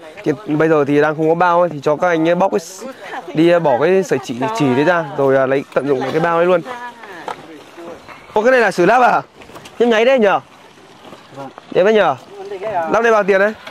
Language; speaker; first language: Vietnamese; native; Vietnamese